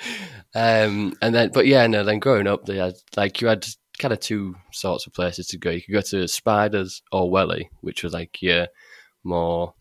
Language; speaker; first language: English; native; English